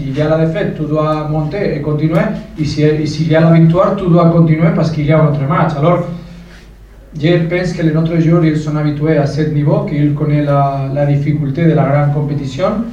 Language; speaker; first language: French; non-native, fluent; Spanish